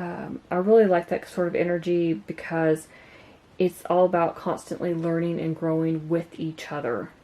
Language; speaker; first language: English; native; English